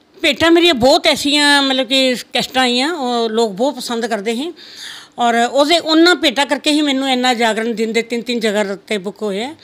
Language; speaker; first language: Punjabi; non-native, local second language; Rajasthani